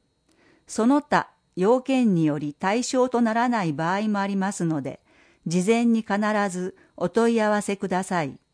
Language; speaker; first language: Japanese; native; Japanese